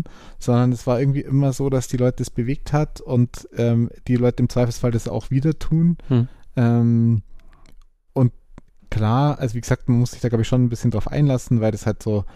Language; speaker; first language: German; native; German